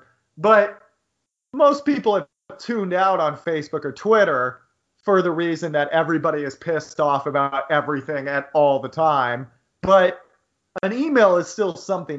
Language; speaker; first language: English; native; English